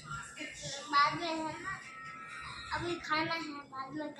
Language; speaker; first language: Hindi; non-native, local second language; Gujarati